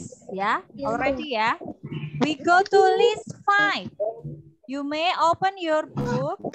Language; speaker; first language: English; non-native, fluent; Indonesian